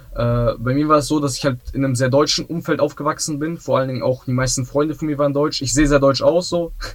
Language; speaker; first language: German; native; German